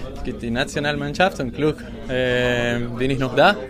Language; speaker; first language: German; non-native, learner; Spanish